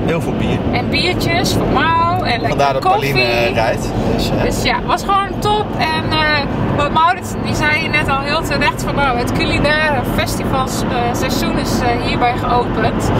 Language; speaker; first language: Dutch; native; Dutch